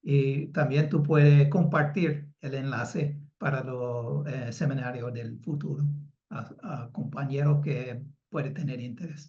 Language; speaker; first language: Spanish; non-native, fluent; English